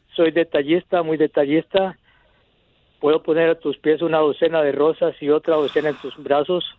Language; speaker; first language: Spanish; native; Spanish